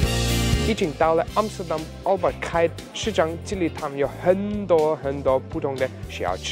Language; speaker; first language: Chinese; non-native, fluent; German